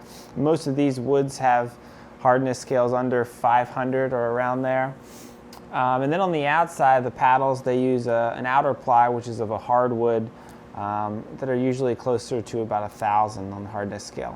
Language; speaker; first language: English; native; English